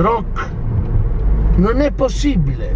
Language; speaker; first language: Polish; non-native, learner; Italian